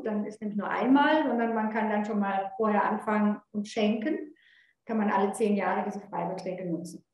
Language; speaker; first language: German; native; German